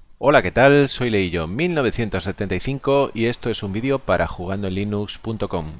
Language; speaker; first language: Spanish; non-native, local second language; Galician